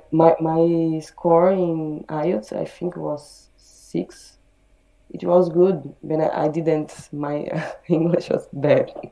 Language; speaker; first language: English; non-native, learner; Portuguese